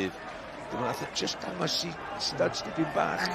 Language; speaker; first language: Welsh; native; Welsh